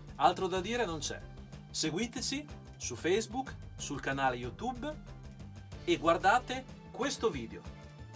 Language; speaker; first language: Italian; native; Italian